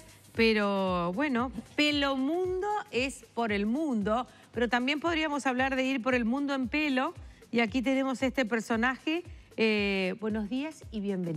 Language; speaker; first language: Spanish; native; Spanish